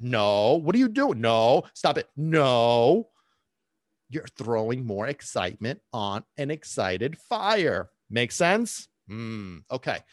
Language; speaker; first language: English; early bilingual, other home language; Italian